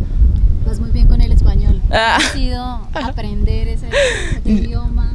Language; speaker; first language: Spanish; native; Spanish